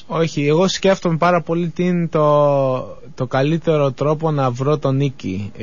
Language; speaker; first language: Greek; early bilingual, other home language; English